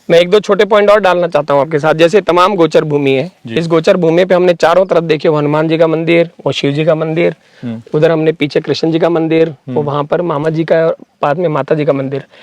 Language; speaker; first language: Hindi; native; Hindi